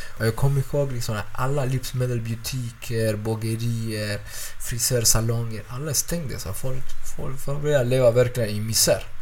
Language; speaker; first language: Swedish; non-native, fluent; Spanish